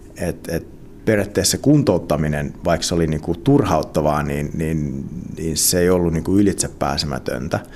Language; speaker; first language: Finnish; non-native, local second language; Swedish